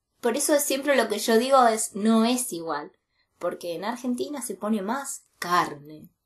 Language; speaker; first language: Spanish; native; Spanish